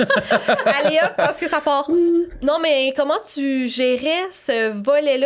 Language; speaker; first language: French; native; French